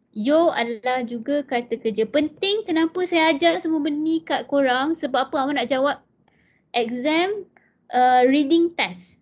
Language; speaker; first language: Malay; native; Malay